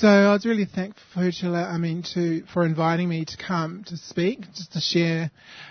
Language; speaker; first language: English; native; English